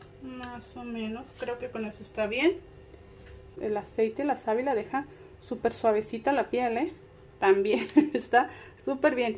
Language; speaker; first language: Spanish; native; Spanish